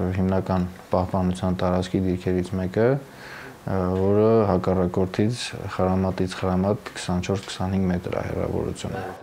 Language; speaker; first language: Armenian; native; Armenian